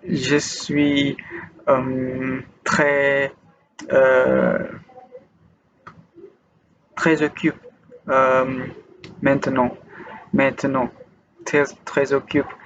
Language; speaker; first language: French; non-native, learner; Malay